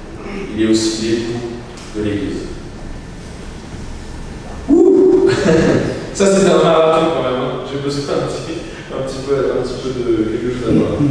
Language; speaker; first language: French; native; French